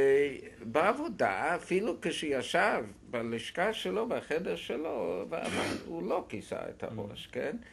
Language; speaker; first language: Hebrew; non-native, fluent; German